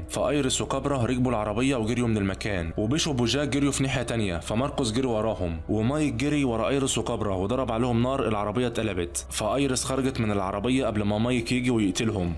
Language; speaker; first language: Arabic; native; Arabic